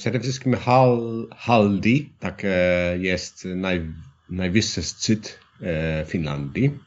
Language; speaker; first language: Polish; non-native, learner; Finnish